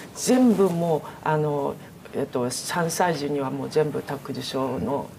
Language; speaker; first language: Japanese; native; Japanese